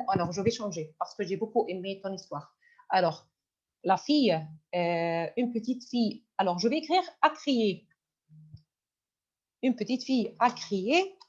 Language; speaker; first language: French; non-native, fluent; Arabic